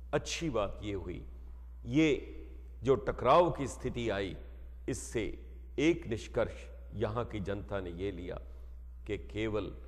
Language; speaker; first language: Hindi; non-native, local second language; Punjabi